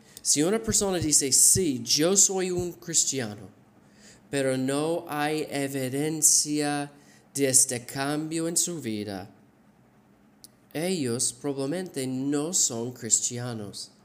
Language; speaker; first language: Spanish; non-native, fluent; English